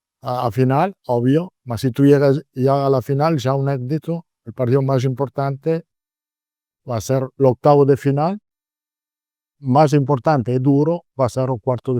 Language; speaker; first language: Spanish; non-native, fluent; Italian